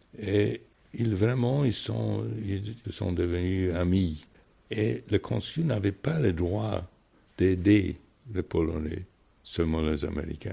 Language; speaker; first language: French; non-native, fluent; English